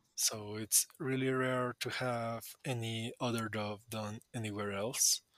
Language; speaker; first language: English; non-native, fluent; Spanish